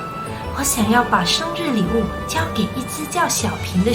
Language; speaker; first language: Chinese; native; Chinese